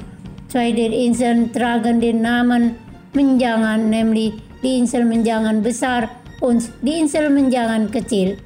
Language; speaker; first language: German; non-native, fluent; Indonesian